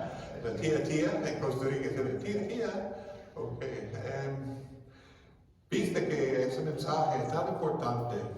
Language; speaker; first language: Spanish; non-native, fluent; English